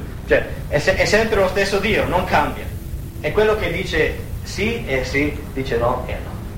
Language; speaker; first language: Italian; native; Italian